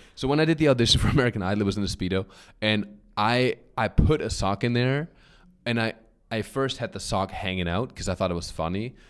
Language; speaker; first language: English; non-native, fluent; German